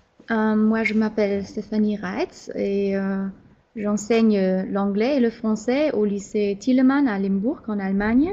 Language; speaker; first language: French; non-native, fluent; German